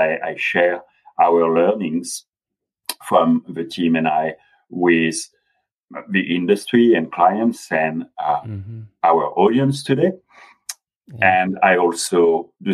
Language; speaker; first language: English; non-native, fluent; French